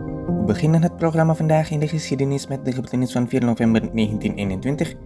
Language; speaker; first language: Dutch; non-native, fluent; Indonesian